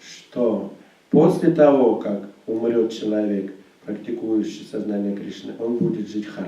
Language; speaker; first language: Russian; native; Russian